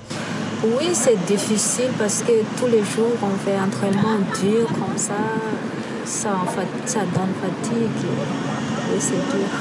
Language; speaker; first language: French; non-native, local second language; Malagasy